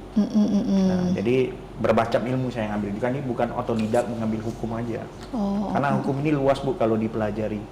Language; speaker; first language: Indonesian; native; Indonesian